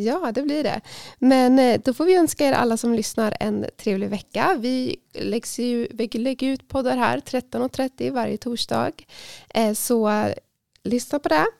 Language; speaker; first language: Swedish; native; Swedish